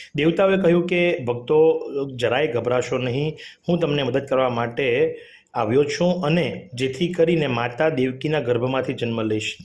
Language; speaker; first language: Gujarati; native; Gujarati